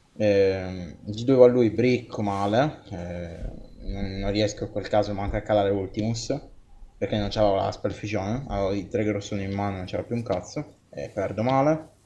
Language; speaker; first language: Italian; native; Italian